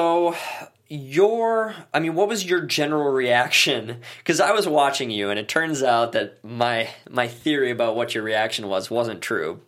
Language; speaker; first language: English; native; English